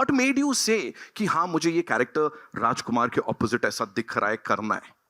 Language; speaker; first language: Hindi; native; Hindi